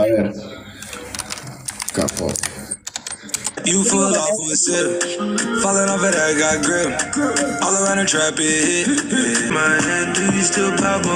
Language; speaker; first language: English; non-native, learner; Spanish